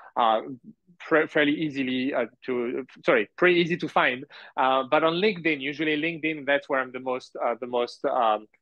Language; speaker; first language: English; early bilingual, heritage; Arabic